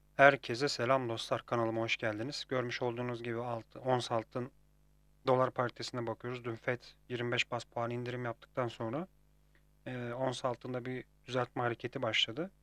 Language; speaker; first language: Turkish; native; Turkish